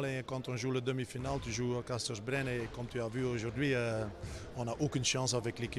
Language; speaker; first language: French; non-native, fluent; Dutch